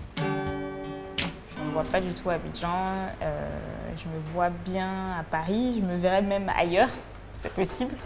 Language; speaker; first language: French; native; French